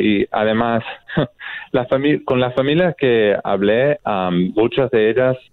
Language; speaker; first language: Spanish; non-native, fluent; English